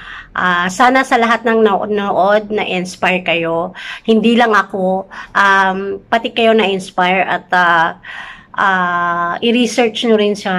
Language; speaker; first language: Filipino; native; Filipino